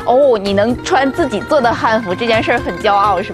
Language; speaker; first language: Chinese; native; Chinese